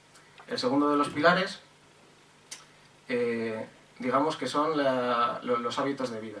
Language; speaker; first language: Spanish; native; Spanish